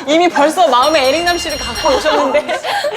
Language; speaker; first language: Korean; native; Korean